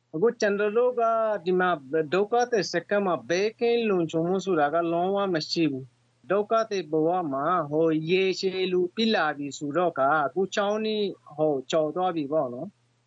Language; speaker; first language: Burmese; non-native, local second language; Rohingya